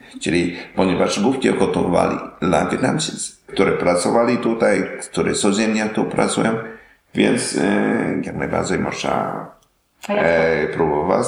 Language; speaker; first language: Polish; non-native, learner; Vietnamese